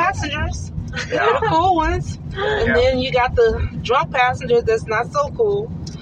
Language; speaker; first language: English; native; English